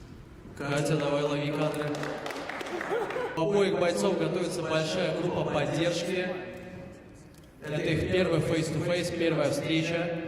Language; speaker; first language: Russian; native; Russian